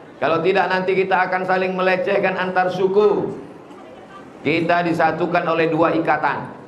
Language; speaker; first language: Indonesian; native; Indonesian